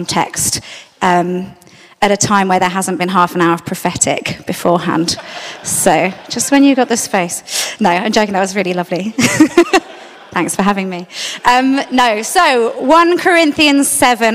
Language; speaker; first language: English; native; English